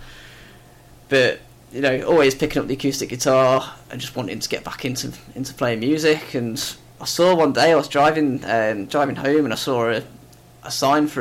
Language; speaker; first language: English; native; English